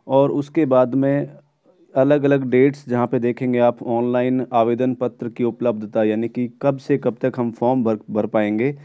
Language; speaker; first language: Hindi; native; Hindi